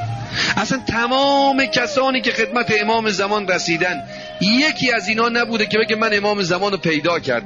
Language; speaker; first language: Persian; native; Persian